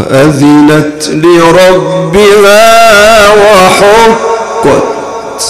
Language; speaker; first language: Arabic; native; Arabic